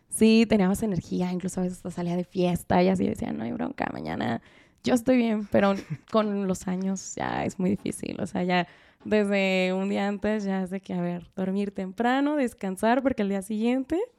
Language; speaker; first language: Spanish; native; Spanish